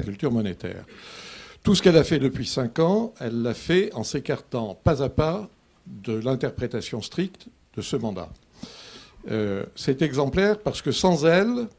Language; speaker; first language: French; native; French